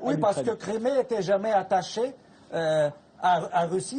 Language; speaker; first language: French; non-native, fluent; Russian